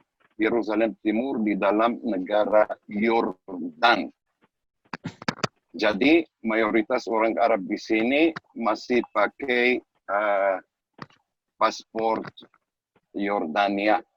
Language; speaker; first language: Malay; non-native, learner; Hebrew